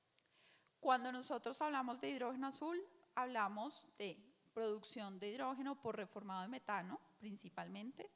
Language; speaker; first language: Spanish; native; Spanish